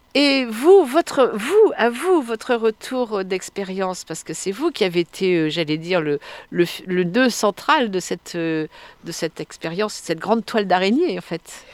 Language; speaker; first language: French; native; French